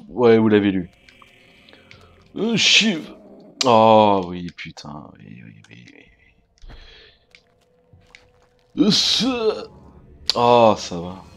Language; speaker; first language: French; native; French